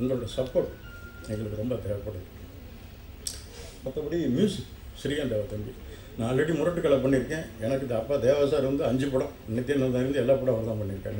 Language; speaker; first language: Tamil; native; Tamil